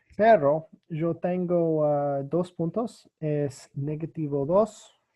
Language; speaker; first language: Spanish; non-native, learner; English